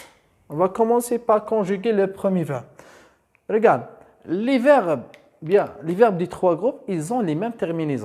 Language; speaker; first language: French; non-native, local second language; Arabic